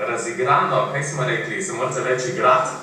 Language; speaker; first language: Slovenian; native; Slovenian